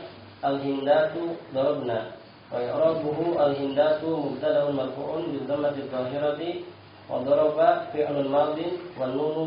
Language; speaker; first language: Arabic; non-native, learner; Indonesian